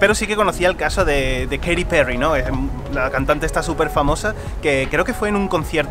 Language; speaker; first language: Spanish; native; Spanish